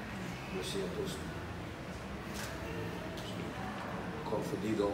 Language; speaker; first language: Spanish; non-native, learner; English